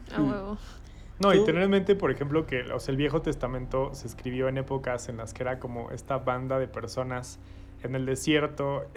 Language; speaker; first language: Spanish; native; Spanish